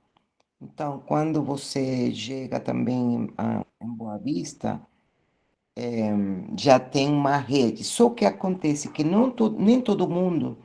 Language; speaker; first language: Portuguese; non-native, fluent; Spanish